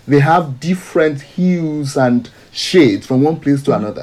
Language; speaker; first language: English; non-native, local second language; Yoruba